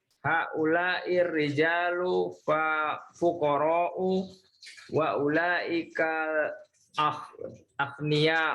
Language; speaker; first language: Arabic; non-native, learner; Indonesian